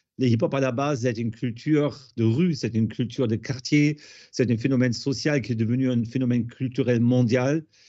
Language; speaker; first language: French; non-native, fluent; German